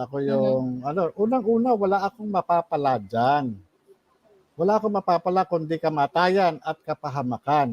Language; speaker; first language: Filipino; native; Filipino